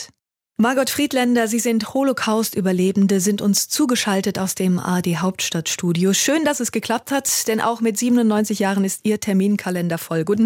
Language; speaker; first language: German; native; German